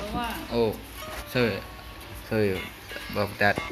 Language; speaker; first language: English; non-native, learner; Indonesian